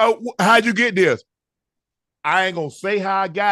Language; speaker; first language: English; native; English